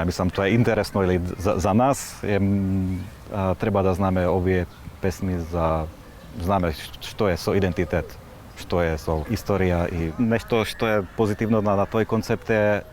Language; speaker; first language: Macedonian; non-native, fluent; Czech